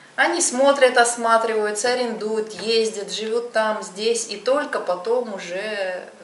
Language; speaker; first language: Russian; native; Russian